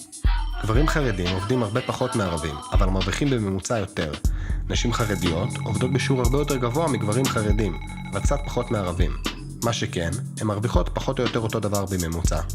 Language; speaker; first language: Hebrew; native; Hebrew